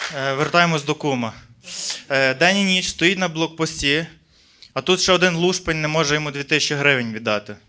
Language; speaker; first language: Ukrainian; native; Ukrainian